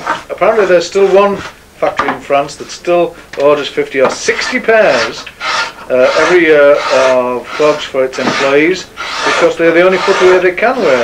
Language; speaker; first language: English; native; English